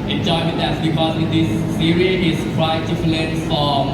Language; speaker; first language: English; non-native, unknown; Thai